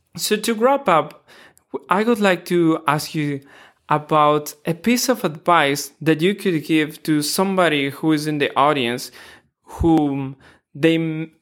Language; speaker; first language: English; non-native, fluent; Spanish